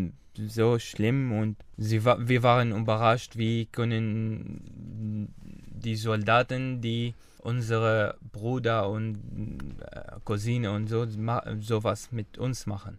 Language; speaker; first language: German; non-native, learner; Arabic